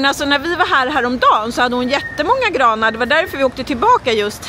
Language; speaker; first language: Swedish; native; Swedish